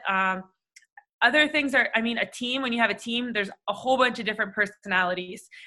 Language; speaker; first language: English; native; English